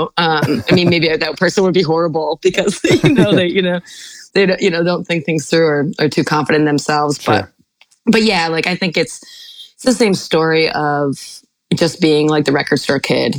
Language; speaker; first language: English; native; English